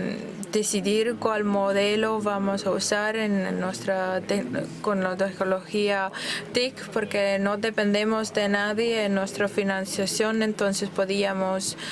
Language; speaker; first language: Spanish; non-native, fluent; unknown